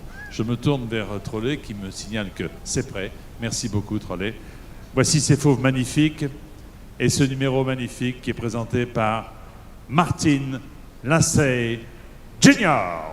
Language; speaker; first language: French; native; French